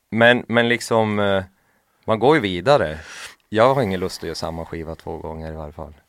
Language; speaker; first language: Swedish; native; Swedish